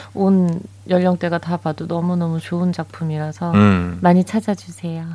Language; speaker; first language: Korean; native; Korean